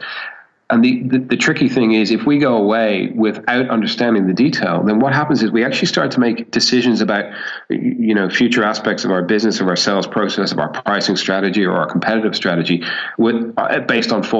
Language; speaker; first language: English; native; English